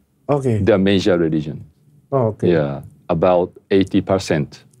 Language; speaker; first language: English; non-native, fluent; Japanese